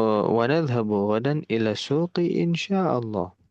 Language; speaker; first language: Arabic; non-native, fluent; Indonesian